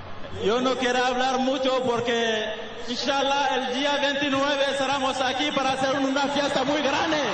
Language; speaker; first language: Spanish; non-native, learner; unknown